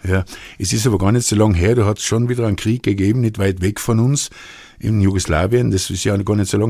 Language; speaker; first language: German; native; German